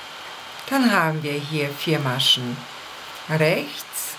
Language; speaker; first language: German; non-native, fluent; Polish